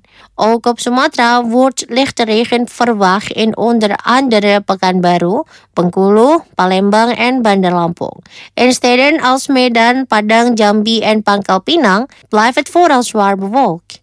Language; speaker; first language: Dutch; non-native, fluent; Indonesian